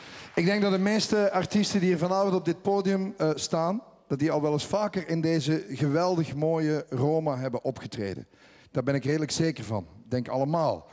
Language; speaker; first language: Dutch; native; Dutch